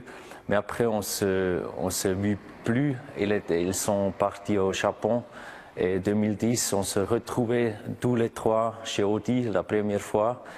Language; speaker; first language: French; non-native, local second language; German